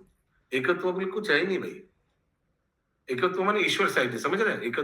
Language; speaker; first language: Hindi; non-native, local second language; Bangla